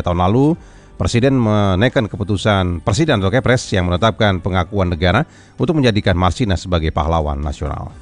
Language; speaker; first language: Indonesian; native; Indonesian